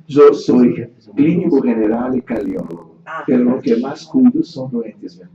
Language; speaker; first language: Spanish; non-native, fluent; Portuguese